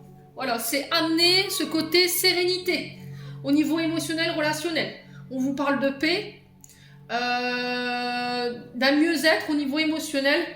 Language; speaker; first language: French; native; French